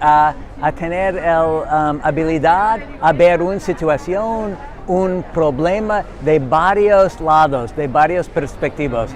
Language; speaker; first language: Spanish; non-native, learner; English